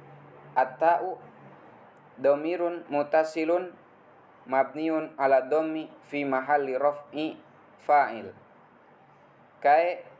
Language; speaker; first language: Arabic; non-native, fluent; Indonesian